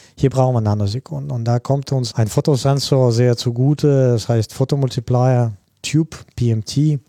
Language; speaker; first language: German; non-native, fluent; Russian